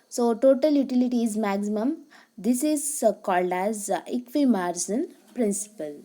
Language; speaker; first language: English; non-native, local second language; Kannada